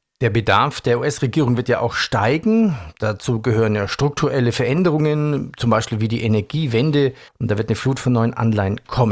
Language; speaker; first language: German; native; German